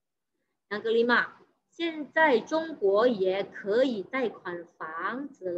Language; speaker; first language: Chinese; non-native, fluent; Indonesian